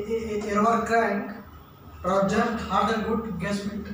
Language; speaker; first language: German; non-native, learner; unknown